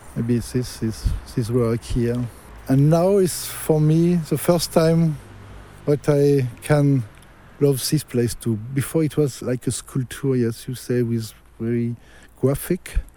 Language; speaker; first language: English; non-native, learner; French